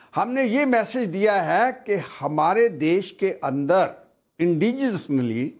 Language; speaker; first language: Hindi; non-native, local second language; Punjabi